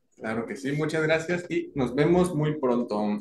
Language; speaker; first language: Spanish; native; Spanish